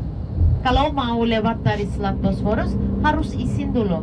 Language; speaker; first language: Indonesian; non-native, fluent; Turkish